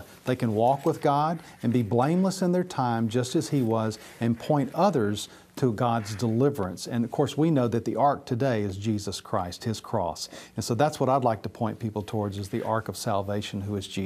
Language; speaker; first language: English; native; English